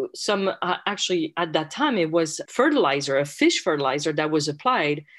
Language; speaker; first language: English; non-native, fluent; French